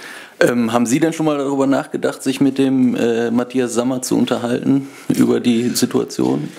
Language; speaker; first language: German; native; German